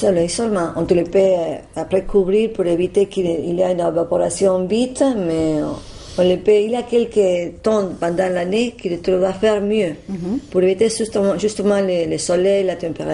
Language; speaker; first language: French; non-native, learner; Spanish